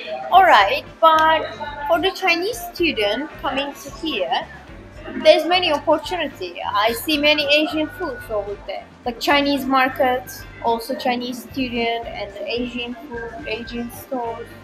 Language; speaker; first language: English; non-native, learner; Turkish